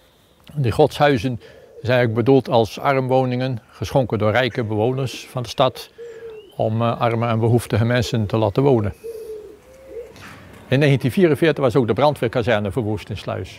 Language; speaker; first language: Dutch; native; Dutch